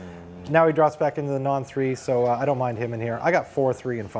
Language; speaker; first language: English; native; English